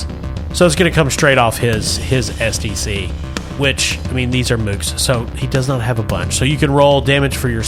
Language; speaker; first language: English; native; English